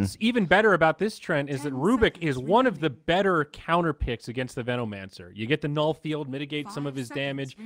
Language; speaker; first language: English; native; English